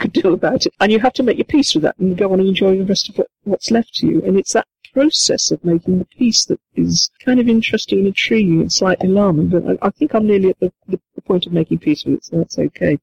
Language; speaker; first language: English; native; English